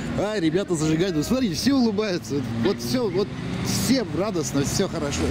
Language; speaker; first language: Russian; native; Russian